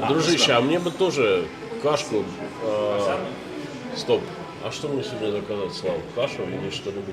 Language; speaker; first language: Russian; native; Russian